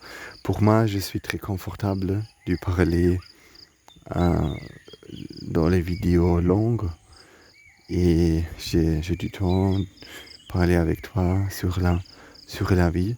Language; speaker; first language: French; non-native, learner; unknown